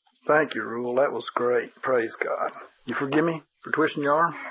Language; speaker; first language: English; native; English